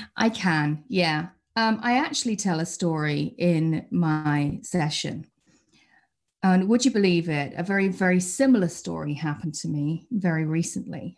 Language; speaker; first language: English; native; English